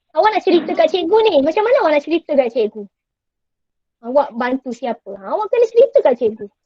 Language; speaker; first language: Malay; native; Malay